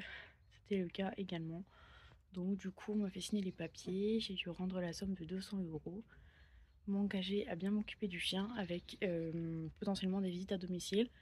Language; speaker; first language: French; native; French